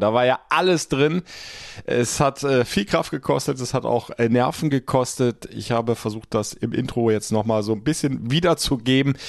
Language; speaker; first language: German; native; German